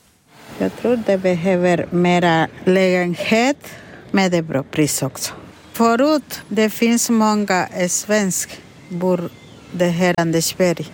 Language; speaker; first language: Swedish; non-native, learner; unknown